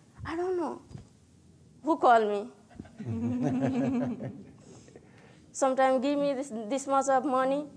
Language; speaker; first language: English; non-native, learner; Nepali